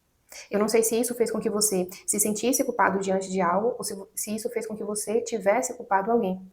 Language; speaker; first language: Portuguese; native; Portuguese